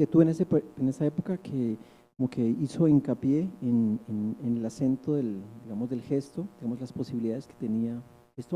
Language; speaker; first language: Spanish; native; Spanish